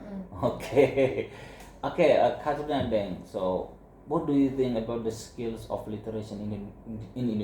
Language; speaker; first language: English; non-native, learner; Indonesian